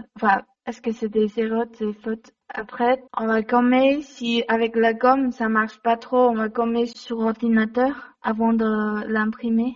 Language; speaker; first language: French; non-native, learner; Chinese